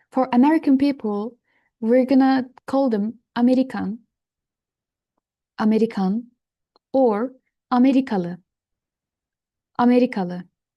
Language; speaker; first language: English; non-native, fluent; Turkish